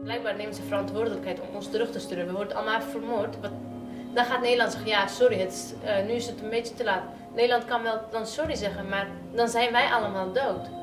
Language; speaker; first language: Dutch; early bilingual, other home language; Arabic